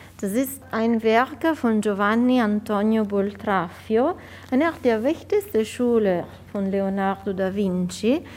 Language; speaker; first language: German; non-native, fluent; Italian